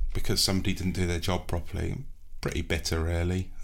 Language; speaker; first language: English; native; English